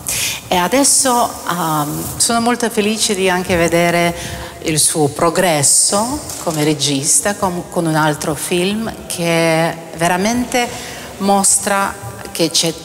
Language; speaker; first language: Italian; non-native, fluent; Russian